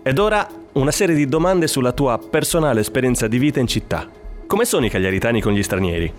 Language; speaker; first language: Italian; native; Italian